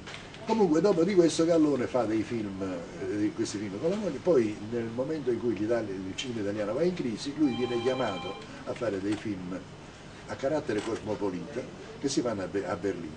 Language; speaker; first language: Italian; native; Italian